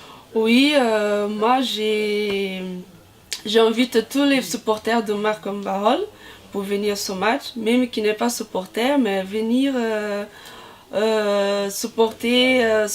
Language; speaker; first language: French; non-native, fluent; Portuguese